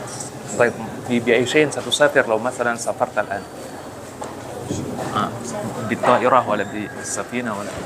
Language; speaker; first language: Arabic; non-native, fluent; Indonesian